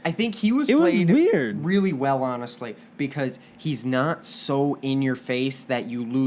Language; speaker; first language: English; native; English